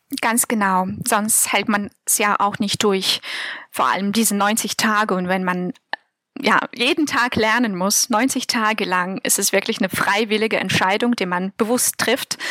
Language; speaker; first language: German; non-native, fluent; Russian